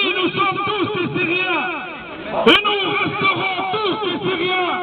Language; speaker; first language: French; non-native, fluent; Arabic